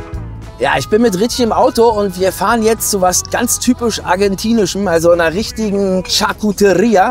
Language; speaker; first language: German; native; German